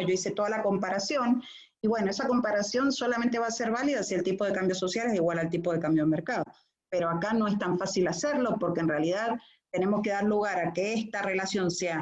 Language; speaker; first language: Spanish; native; Spanish